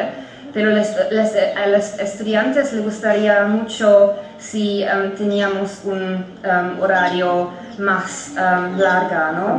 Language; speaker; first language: Spanish; non-native, fluent; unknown